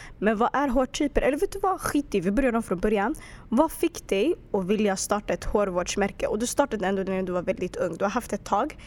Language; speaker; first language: Swedish; early bilingual, other home language; Arabic